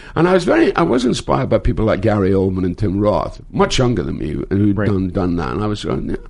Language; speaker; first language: English; native; English